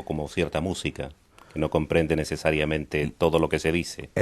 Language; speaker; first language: Spanish; native; Spanish